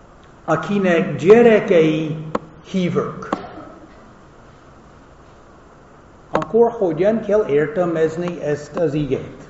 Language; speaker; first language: Hungarian; non-native, fluent; English